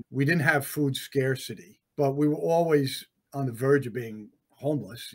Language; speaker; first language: English; native; English